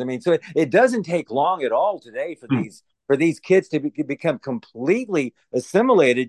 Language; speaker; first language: English; native; English